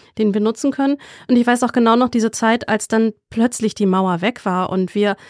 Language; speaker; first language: German; native; German